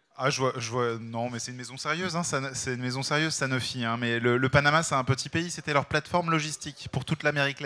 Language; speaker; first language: French; native; French